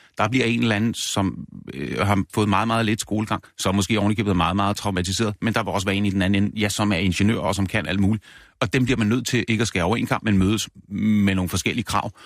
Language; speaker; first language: Danish; native; Danish